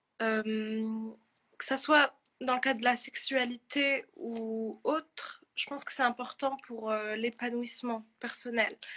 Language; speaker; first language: French; non-native, local second language; Arabic